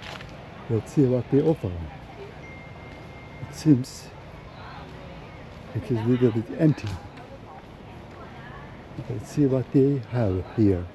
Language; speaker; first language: English; non-native, learner; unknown